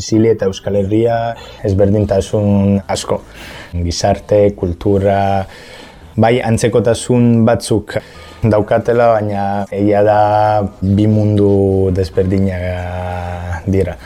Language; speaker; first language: Basque; non-native, fluent; Italian